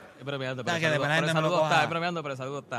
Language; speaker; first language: Spanish; native; Spanish